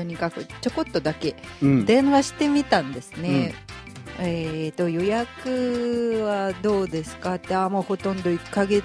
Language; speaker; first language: Japanese; non-native, fluent; Russian